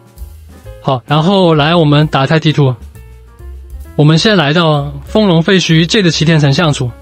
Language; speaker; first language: Chinese; native; Chinese